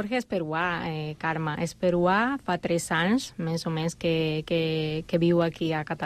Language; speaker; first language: Catalan; non-native, fluent; Spanish